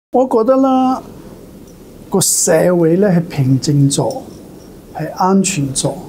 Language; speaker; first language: Cantonese; non-native, fluent; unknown